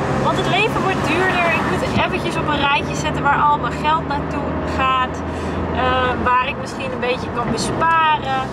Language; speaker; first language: Dutch; native; Dutch